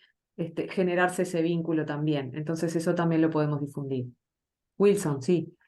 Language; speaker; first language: Spanish; native; Spanish